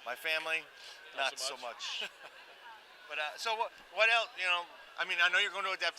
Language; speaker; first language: English; native; English